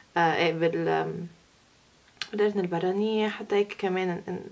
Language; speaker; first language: Arabic; early bilingual, heritage; Arabic